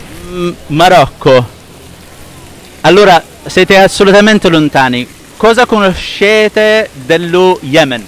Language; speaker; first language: Italian; non-native, fluent; Arabic